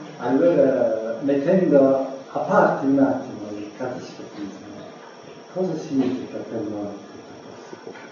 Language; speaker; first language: Italian; non-native, fluent; English